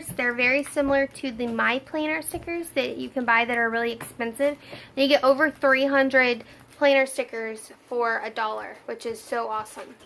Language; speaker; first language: English; native; English